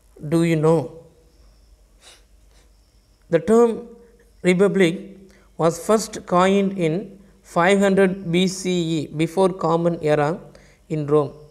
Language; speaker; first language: English; non-native, local second language; Tamil